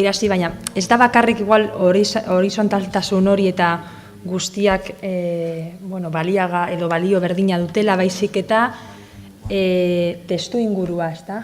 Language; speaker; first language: Basque; non-native, local second language; Spanish